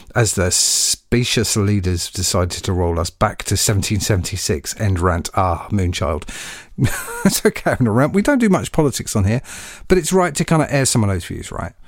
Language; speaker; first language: English; native; English